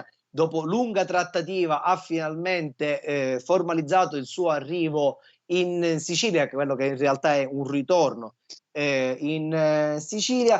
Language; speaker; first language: Italian; native; Italian